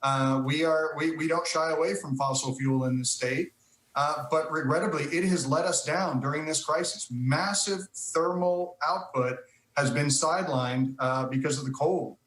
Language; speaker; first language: English; native; English